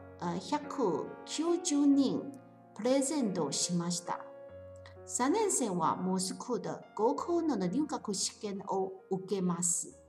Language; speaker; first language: Japanese; non-native, learner; Chinese